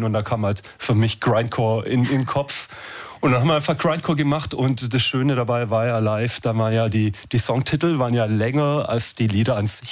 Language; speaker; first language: German; native; German